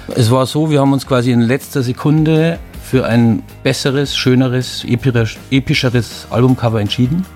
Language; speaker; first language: German; native; German